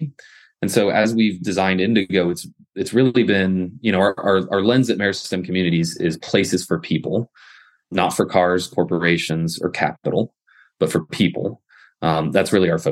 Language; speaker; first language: English; native; English